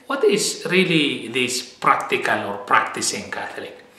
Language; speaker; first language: English; non-native, fluent; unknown